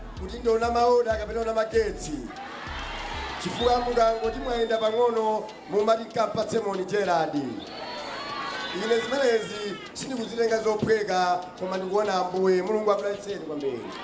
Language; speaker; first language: Nyanja; native; Nyanja